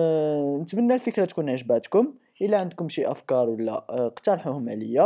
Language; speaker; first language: Arabic; native; Arabic